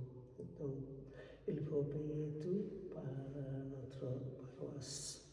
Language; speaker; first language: French; non-native, fluent; Bangla